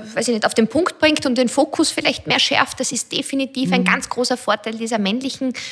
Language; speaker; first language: German; native; German